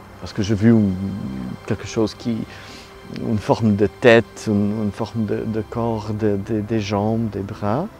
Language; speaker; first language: French; non-native, learner; Italian